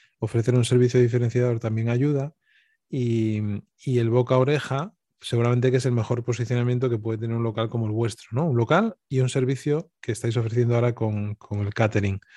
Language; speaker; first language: Spanish; native; Spanish